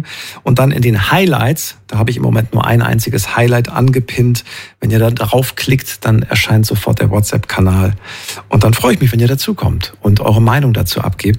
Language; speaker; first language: German; native; German